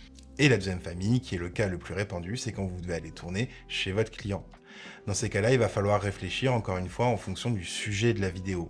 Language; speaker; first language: French; native; French